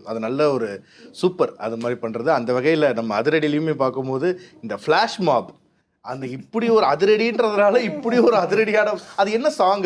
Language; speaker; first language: Tamil; native; Tamil